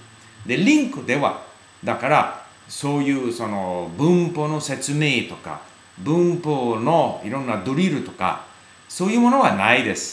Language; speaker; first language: Japanese; non-native, fluent; English